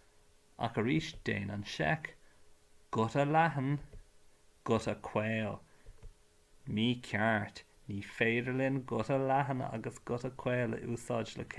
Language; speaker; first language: Irish; non-native, local second language; English